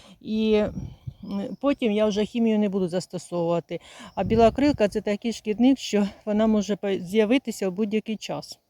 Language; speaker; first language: Ukrainian; native; Ukrainian